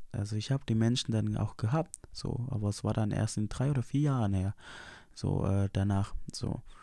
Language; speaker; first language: German; non-native, fluent; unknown